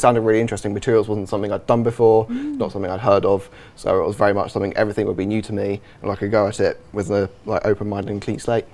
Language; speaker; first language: English; native; English